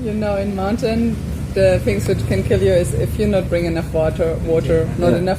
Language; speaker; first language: English; non-native, fluent; German